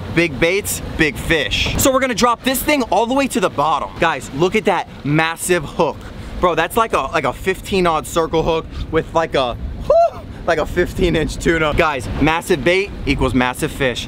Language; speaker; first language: English; native; English